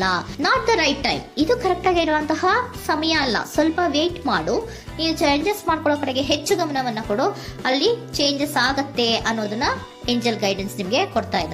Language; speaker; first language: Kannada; native; Kannada